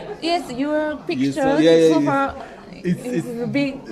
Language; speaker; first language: English; non-native, learner; Japanese